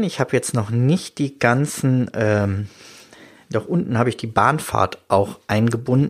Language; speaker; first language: German; native; German